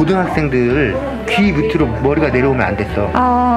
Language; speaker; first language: Korean; native; Korean